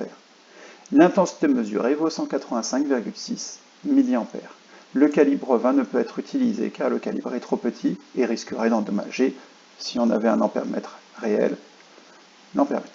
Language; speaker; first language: French; native; French